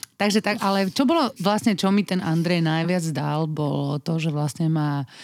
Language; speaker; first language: Slovak; native; Slovak